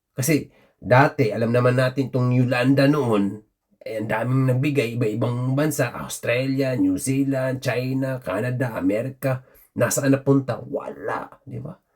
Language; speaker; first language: Filipino; native; Filipino